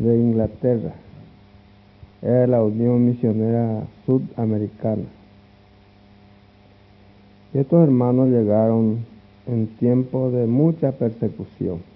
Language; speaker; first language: Spanish; non-native, local second language; Guarani